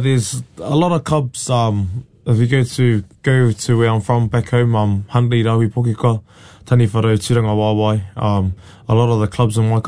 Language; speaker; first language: English; native; English